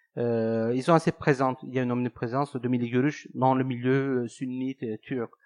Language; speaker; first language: French; non-native, fluent; Turkish